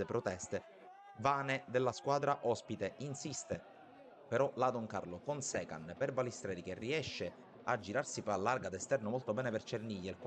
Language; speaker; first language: Italian; native; Italian